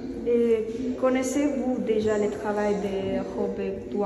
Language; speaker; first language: French; non-native, learner; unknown